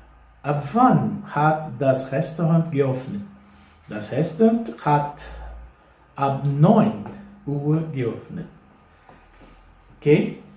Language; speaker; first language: German; non-native, fluent; English